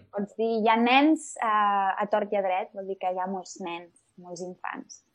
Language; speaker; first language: Catalan; native; Catalan